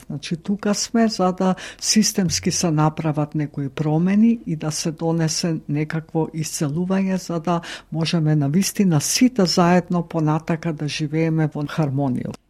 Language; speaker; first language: Macedonian; native; Macedonian